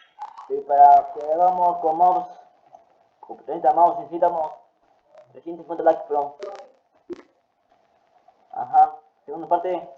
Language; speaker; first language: Spanish; native; Spanish